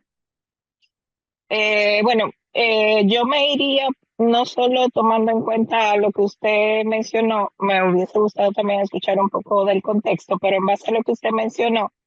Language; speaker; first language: Spanish; native; Spanish